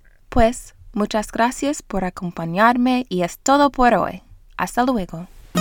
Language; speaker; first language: Spanish; non-native, learner; English